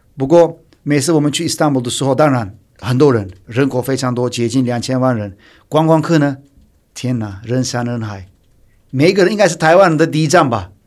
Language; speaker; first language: Chinese; non-native, fluent; Turkish